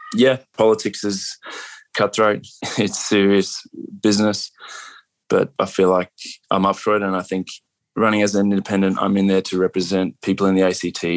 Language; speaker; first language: English; native; English